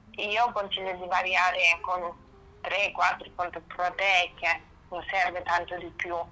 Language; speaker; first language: Italian; non-native, fluent; German